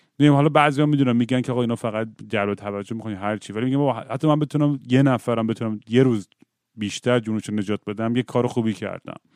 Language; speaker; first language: Persian; native; Persian